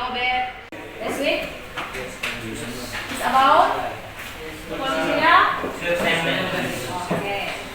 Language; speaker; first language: English; non-native, learner; Indonesian